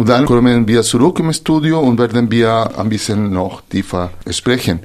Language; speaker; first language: German; non-native, fluent; Spanish